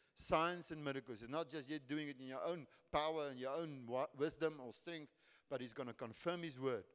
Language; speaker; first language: English; non-native, local second language; Afrikaans